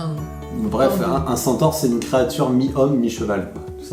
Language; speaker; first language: French; native; French